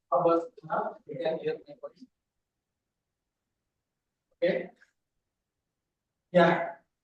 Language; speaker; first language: English; non-native, fluent; Indonesian